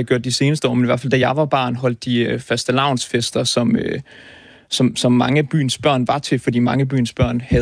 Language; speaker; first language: Danish; native; Danish